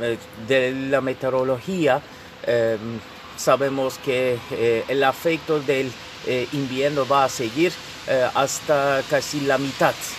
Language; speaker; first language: Spanish; non-native, fluent; Turkish